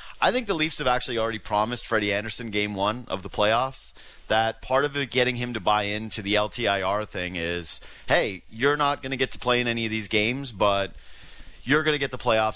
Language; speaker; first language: English; native; English